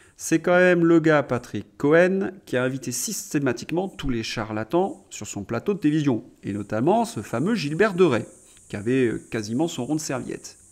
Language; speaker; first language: French; native; French